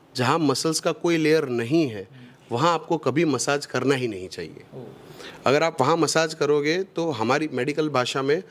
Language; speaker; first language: Hindi; non-native, local second language; Gujarati